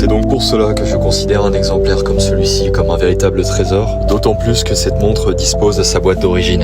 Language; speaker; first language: French; native; French